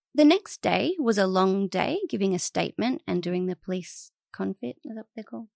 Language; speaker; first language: English; native; English